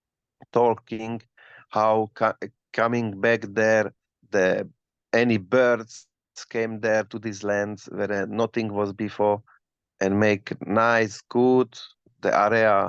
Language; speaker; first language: English; non-native, learner; Slovak